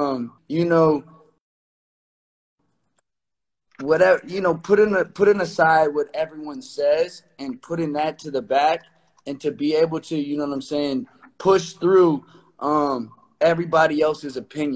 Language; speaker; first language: English; native; English